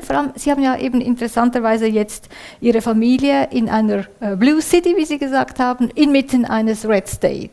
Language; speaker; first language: German; native; German